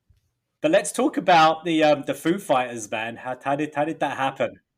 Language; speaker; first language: English; native; English